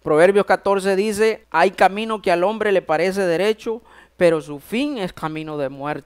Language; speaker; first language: Spanish; native; Spanish